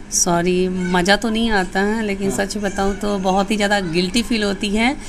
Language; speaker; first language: Hindi; native; Hindi